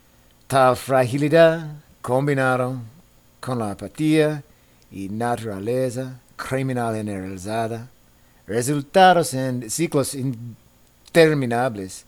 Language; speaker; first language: Spanish; non-native, fluent; English